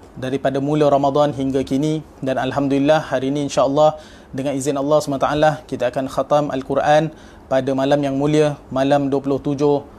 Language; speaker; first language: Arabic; non-native, fluent; Malay